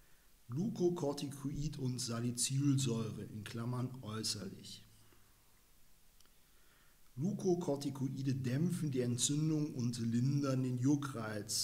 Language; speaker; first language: German; native; German